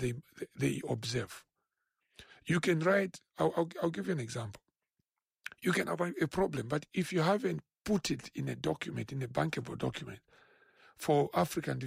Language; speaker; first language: English; non-native, local second language; Bemba